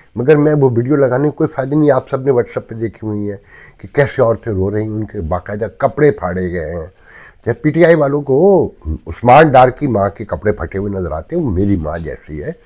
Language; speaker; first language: Urdu; native; Urdu